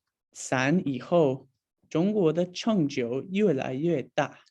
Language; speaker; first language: Chinese; non-native, learner; English